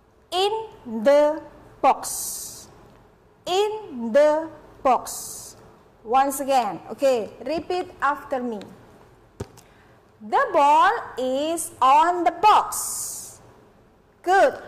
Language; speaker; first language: English; non-native, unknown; Indonesian